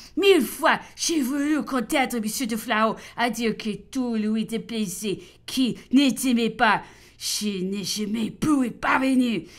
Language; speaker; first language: French; non-native, fluent; English